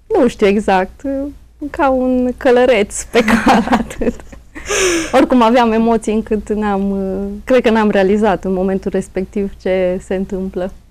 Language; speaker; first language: Romanian; native; Romanian